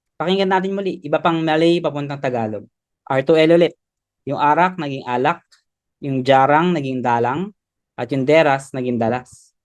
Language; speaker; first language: Filipino; native; Filipino